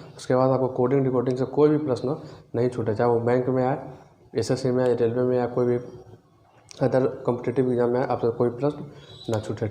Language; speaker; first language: Hindi; native; Hindi